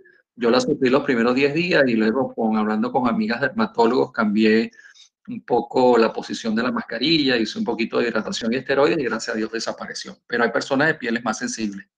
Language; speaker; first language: Spanish; native; Spanish